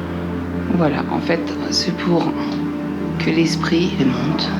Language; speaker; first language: French; native; French